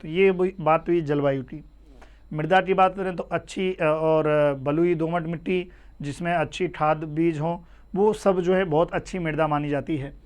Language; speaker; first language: Hindi; native; Hindi